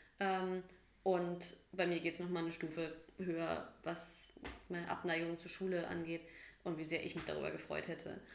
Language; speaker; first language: German; native; German